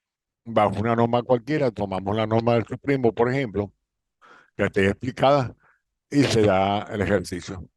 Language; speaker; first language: Spanish; native; Spanish